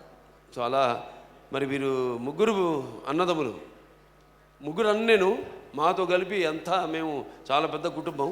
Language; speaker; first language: Telugu; native; Telugu